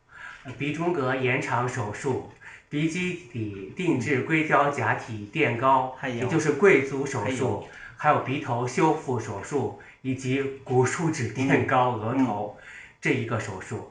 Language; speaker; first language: Chinese; native; Chinese